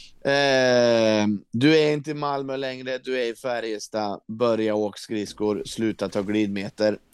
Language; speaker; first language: Swedish; native; Swedish